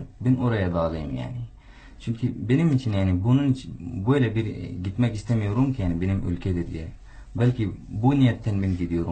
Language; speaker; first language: Turkish; non-native, fluent; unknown